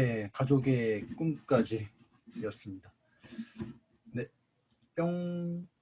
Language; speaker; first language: Korean; native; Korean